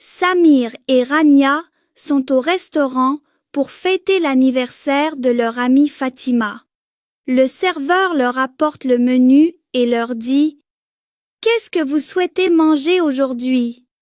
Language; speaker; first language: French; non-native, local second language; Arabic